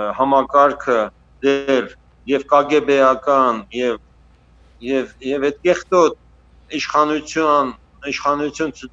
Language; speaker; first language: Armenian; native; Armenian